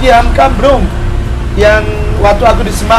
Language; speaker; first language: Indonesian; non-native, fluent; English